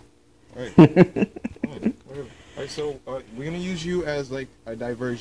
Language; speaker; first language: English; native; English